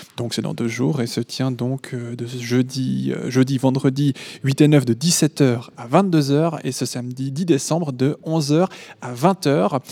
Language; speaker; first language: French; native; French